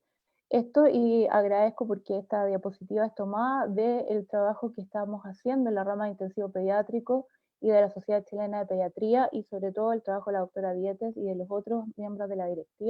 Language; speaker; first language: Spanish; native; Spanish